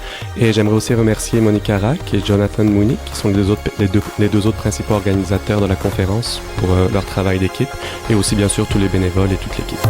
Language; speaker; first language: French; native; French